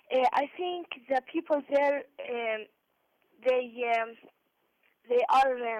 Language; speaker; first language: English; non-native, learner; Arabic